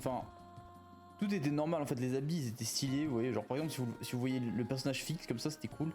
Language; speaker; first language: French; native; French